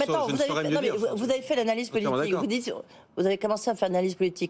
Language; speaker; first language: French; native; French